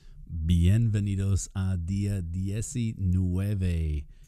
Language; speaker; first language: Spanish; non-native, fluent; English